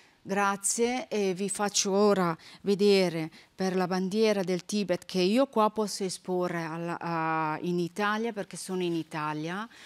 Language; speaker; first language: Italian; non-native, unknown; Tibetan